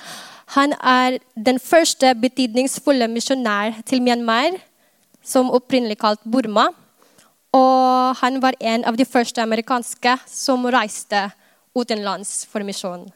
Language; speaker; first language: Norwegian; non-native, fluent; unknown